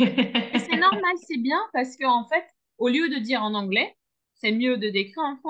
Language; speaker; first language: French; non-native, fluent; Turkish